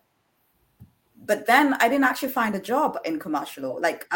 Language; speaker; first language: English; non-native, local second language; Ganda